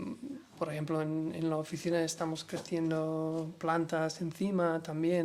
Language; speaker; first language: Spanish; non-native, learner; English